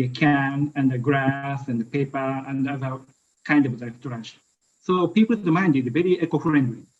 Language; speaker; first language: English; non-native, learner; Japanese